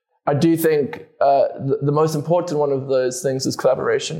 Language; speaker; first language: English; native; English